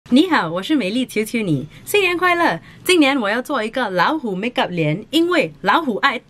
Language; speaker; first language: Chinese; non-native, local second language; English